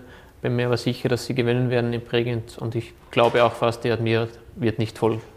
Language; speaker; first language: German; native; German